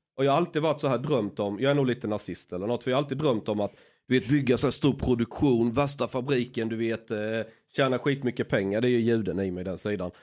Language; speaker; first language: Swedish; native; Swedish